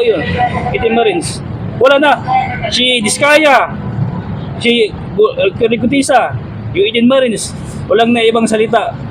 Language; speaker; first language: Filipino; native; Filipino